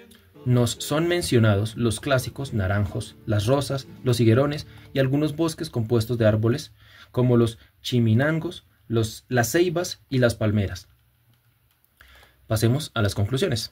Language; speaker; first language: Spanish; native; Spanish